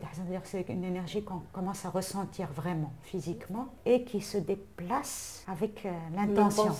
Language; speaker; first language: French; non-native, local second language; Arabic